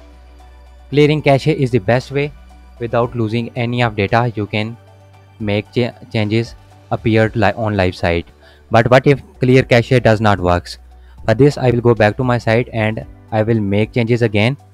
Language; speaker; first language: English; non-native, fluent; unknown